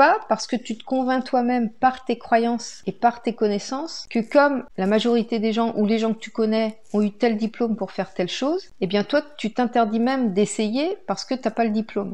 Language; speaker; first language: French; native; French